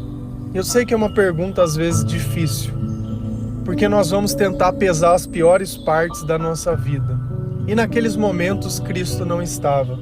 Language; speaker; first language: Portuguese; native; Portuguese